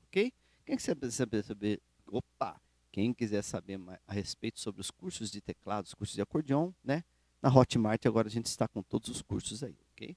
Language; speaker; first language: Portuguese; native; Portuguese